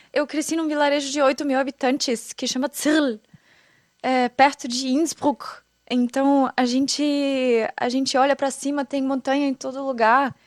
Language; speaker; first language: Portuguese; non-native, fluent; German